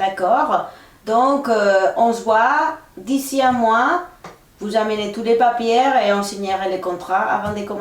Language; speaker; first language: French; non-native, fluent; Spanish